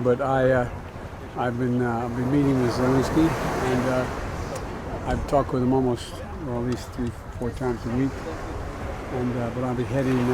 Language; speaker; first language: English; native; English